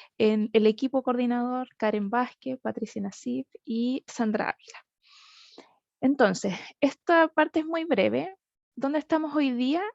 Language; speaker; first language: Spanish; native; Spanish